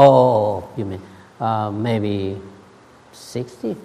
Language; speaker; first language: English; non-native, learner; Spanish